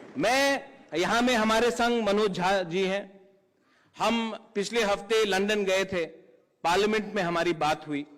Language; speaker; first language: Hindi; non-native, local second language; Kok Borok